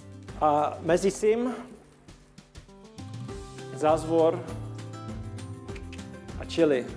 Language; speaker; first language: Czech; non-native, learner; English